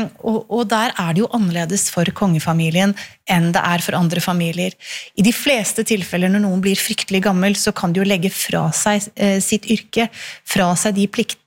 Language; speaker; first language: Norwegian; native; Norwegian